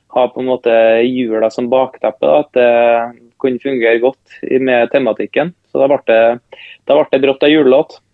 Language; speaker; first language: Norwegian; native; Norwegian